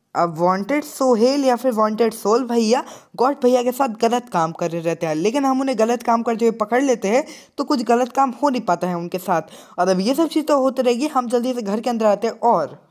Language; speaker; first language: Hindi; native; Hindi